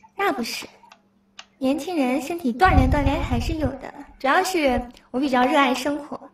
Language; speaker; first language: Chinese; native; Chinese